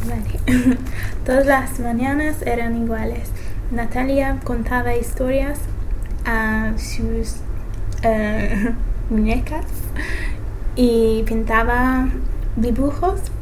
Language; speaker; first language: Spanish; non-native, learner; English